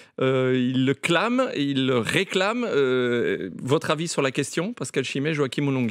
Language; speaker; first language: French; native; French